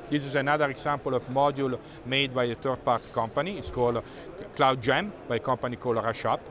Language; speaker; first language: English; non-native, fluent; Italian